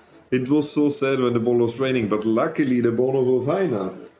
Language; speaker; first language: English; non-native, fluent; German